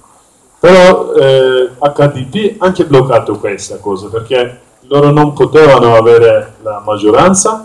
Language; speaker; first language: Italian; non-native, learner; Kurdish